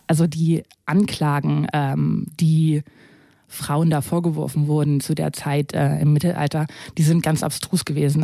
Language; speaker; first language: German; native; German